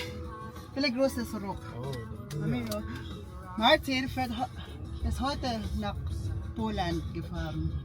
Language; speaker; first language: German; non-native, learner; Filipino